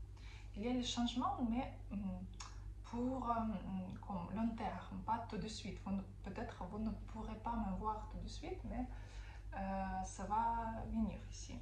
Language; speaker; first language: French; non-native, fluent; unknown